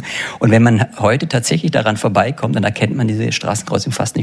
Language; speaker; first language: German; native; German